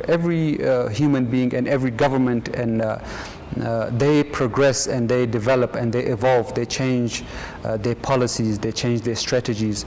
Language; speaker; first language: English; non-native, fluent; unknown